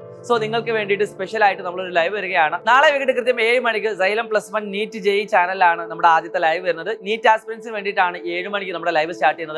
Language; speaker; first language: Malayalam; native; Malayalam